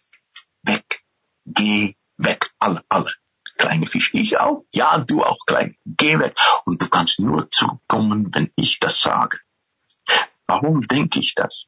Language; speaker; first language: German; non-native, fluent; Dutch